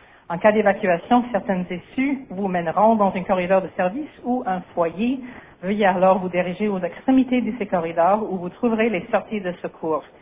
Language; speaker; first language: French; native; French